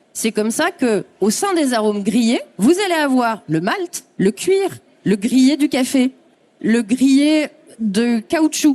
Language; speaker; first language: French; native; French